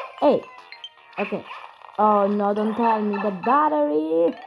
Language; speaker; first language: English; non-native, learner; Italian